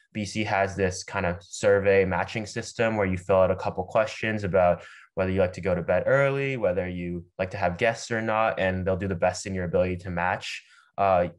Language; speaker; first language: English; native; English